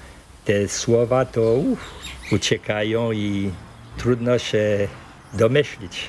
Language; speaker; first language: Polish; early bilingual, heritage; Polish